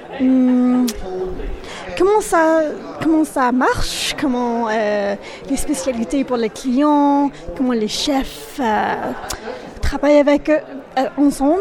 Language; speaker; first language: French; non-native, learner; English